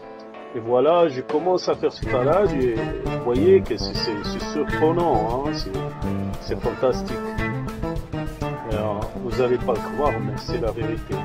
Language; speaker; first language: French; non-native, local second language; Arabic